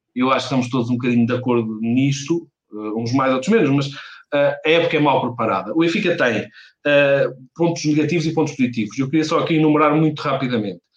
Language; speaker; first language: Portuguese; native; Portuguese